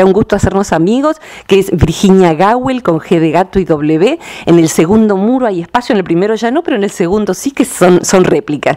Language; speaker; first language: Spanish; native; Spanish